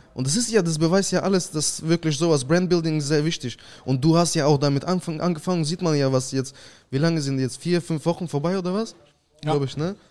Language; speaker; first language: German; early bilingual, other home language; Russian